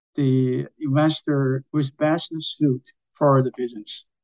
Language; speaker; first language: English; non-native, fluent; Chinese